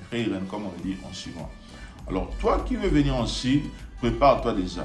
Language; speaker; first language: French; non-native, local second language; Lingala